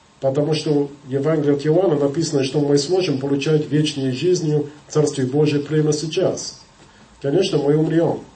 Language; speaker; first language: Russian; non-native, fluent; English